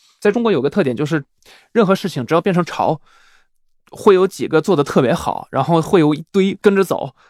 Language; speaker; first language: Chinese; non-native, fluent; Swiss German